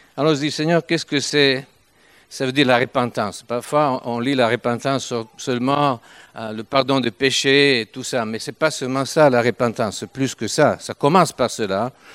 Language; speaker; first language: French; non-native, fluent; Italian